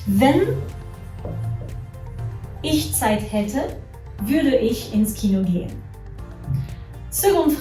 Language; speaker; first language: German; non-native, fluent; French